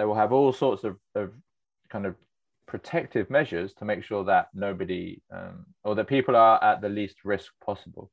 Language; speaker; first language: English; native; English